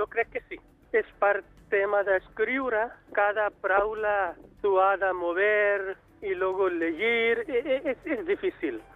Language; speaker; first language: Catalan; non-native, learner; Urdu